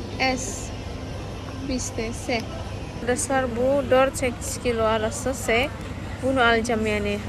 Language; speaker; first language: Turkish; non-native, learner; Indonesian